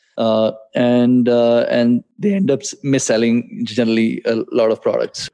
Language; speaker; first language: English; non-native, local second language; Hindi